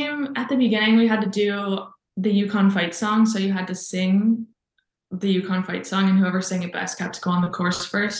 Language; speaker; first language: English; native; English